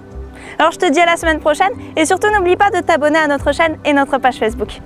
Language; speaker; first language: French; native; French